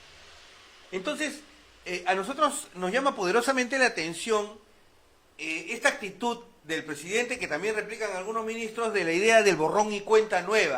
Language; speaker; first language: Spanish; native; Spanish